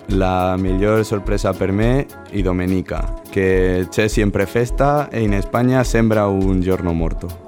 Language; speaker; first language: Italian; non-native, learner; Spanish